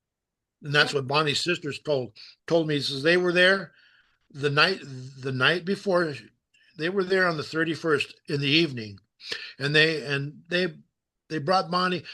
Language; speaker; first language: English; native; English